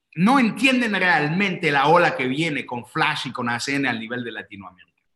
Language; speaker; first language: Spanish; non-native, fluent; English